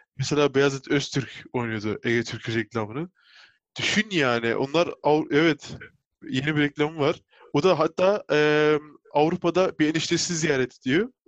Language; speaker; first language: Turkish; early bilingual, heritage; Turkish